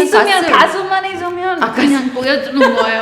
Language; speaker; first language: Korean; non-native, learner; Spanish